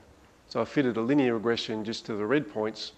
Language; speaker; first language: English; native; English